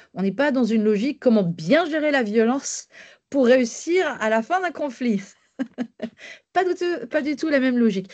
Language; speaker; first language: French; native; French